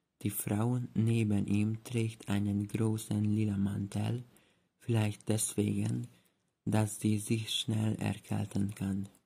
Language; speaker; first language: German; non-native, learner; Hungarian